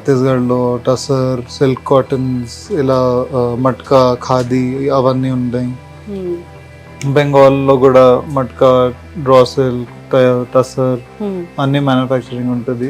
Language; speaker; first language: Telugu; non-native, local second language; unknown